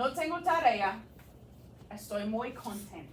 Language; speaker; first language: Spanish; non-native, fluent; English